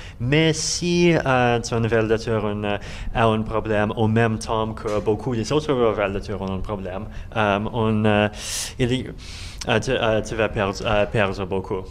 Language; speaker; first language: French; non-native, learner; Russian